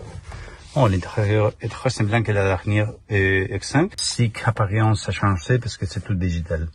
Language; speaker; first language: French; non-native, learner; Spanish